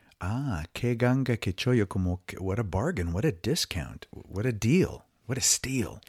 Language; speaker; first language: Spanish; non-native, fluent; English